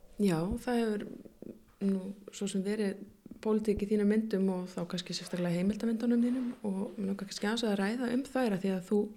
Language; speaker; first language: Icelandic; native; Icelandic